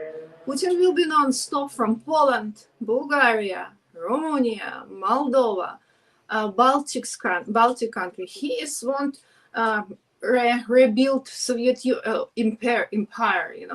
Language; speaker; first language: English; non-native, learner; Ukrainian